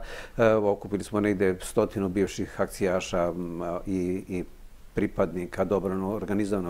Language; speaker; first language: Serbian; native; Serbian